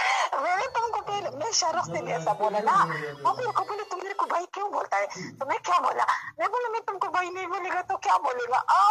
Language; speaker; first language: Hindi; non-native, local second language; Pashto